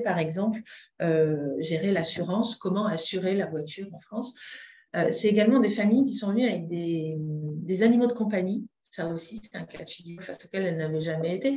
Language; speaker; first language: French; native; French